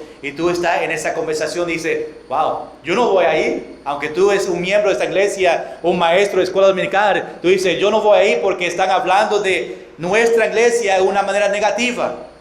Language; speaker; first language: Spanish; non-native, fluent; English